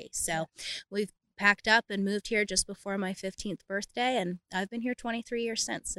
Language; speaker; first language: English; native; English